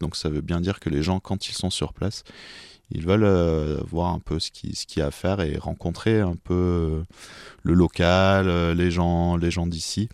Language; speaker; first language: French; native; French